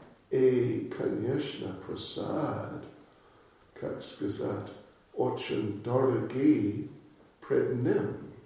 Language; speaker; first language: Russian; non-native, learner; English